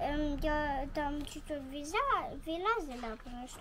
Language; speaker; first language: Russian; early bilingual, heritage; Russian